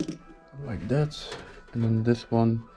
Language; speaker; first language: English; non-native, fluent; Dutch